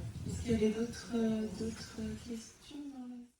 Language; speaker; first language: French; native; French